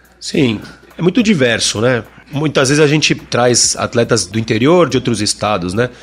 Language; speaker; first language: Portuguese; non-native, fluent; Spanish